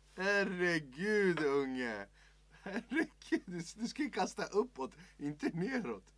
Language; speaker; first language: Swedish; early bilingual, other home language; Kurdish